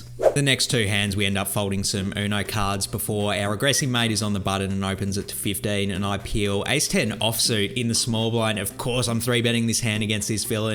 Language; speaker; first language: English; native; English